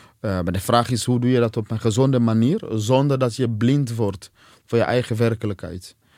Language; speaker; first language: Dutch; non-native, fluent; Swahili